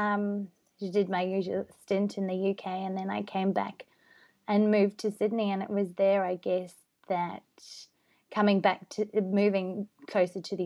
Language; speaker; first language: English; native; English